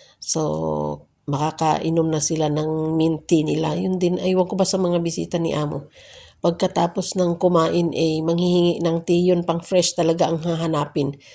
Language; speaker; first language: Filipino; native; Filipino